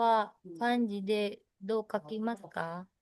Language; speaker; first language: Japanese; non-native, learner; Filipino